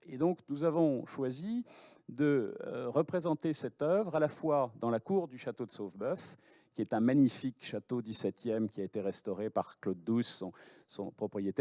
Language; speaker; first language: French; native; French